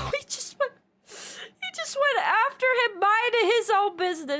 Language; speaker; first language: English; native; English